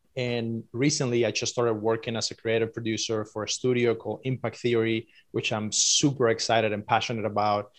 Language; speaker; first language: English; non-native, fluent; Spanish